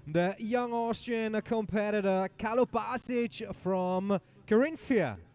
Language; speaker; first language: English; non-native, fluent; German